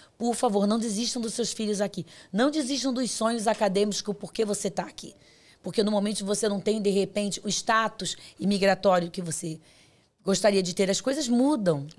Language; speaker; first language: Portuguese; native; Portuguese